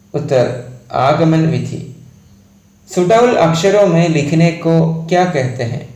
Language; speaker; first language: Hindi; non-native, local second language; Malayalam